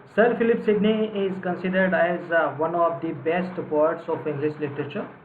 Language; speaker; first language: English; non-native, local second language; Marathi